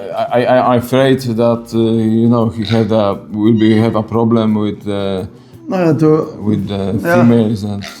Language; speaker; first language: English; non-native, learner; Polish